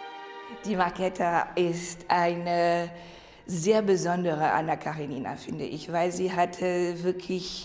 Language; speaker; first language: German; non-native, fluent; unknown